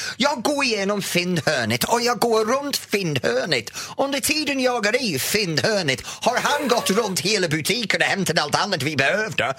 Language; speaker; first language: Swedish; non-native, fluent; English